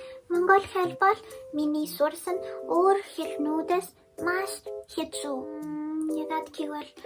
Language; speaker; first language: Mongolian; non-native, learner; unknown